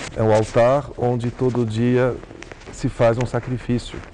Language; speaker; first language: Portuguese; early bilingual, heritage; Arabic